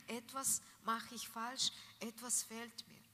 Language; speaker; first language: German; non-native, learner; Russian